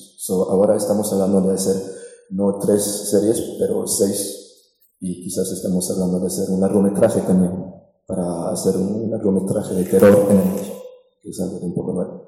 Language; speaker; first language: Spanish; non-native, fluent; French